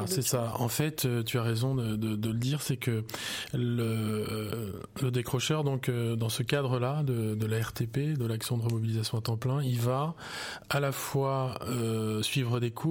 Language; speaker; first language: French; native; French